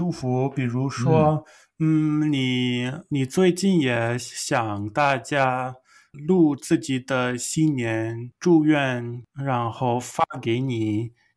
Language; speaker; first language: Chinese; non-native, fluent; English